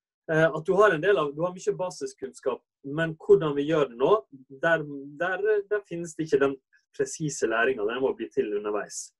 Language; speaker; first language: Norwegian; native; Norwegian